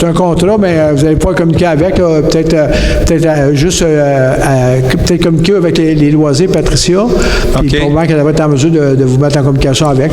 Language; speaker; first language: French; native; French